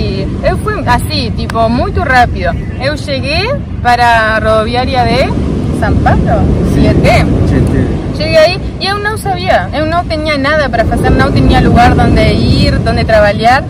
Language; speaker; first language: Portuguese; non-native, learner; Spanish